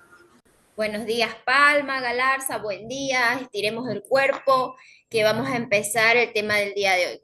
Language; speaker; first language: Spanish; native; Spanish